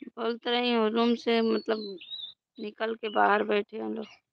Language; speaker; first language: Hindi; native; Hindi